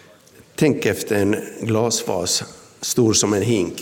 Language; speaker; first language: Swedish; non-native, local second language; Finnish